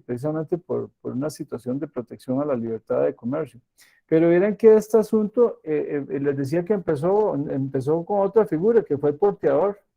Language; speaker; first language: Spanish; native; Spanish